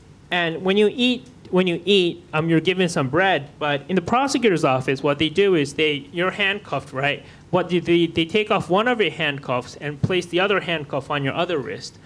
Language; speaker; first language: English; non-native, fluent; Japanese